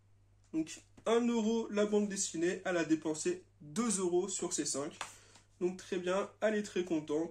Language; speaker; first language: French; native; French